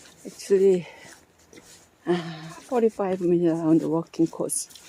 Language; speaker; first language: English; non-native, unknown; Korean